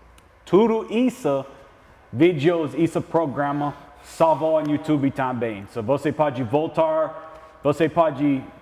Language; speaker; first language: Portuguese; non-native, learner; English